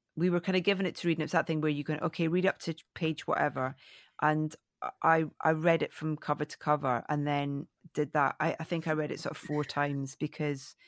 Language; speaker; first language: English; native; English